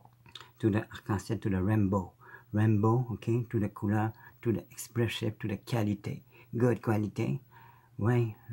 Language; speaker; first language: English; non-native, learner; French